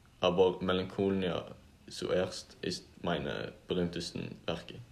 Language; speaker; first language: German; non-native, learner; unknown